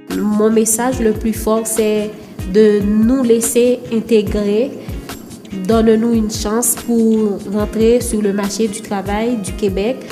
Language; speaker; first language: French; non-native, local second language; Haitian Creole